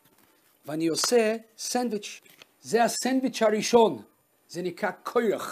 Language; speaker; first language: Hebrew; non-native, fluent; Russian